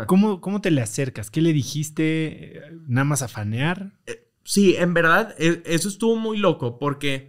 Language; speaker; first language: Spanish; native; Spanish